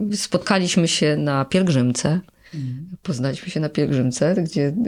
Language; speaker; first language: Polish; native; Polish